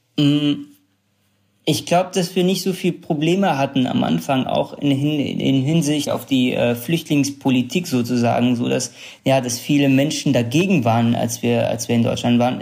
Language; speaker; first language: German; early bilingual, other home language; Kurdish